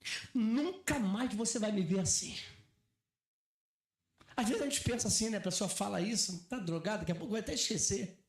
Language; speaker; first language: Portuguese; native; Portuguese